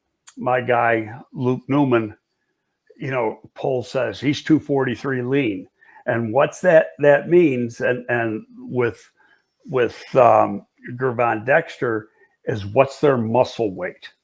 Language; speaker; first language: English; native; English